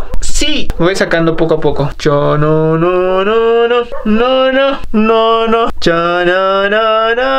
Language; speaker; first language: Spanish; native; Spanish